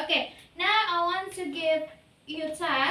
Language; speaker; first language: English; non-native, learner; Indonesian